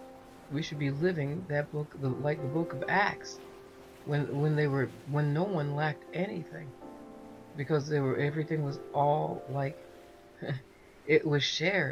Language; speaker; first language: English; native; English